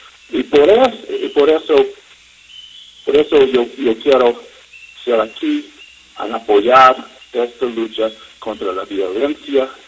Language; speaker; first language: Spanish; non-native, learner; English